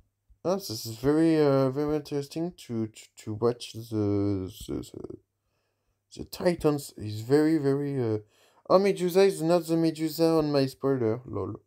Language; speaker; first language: English; non-native, learner; French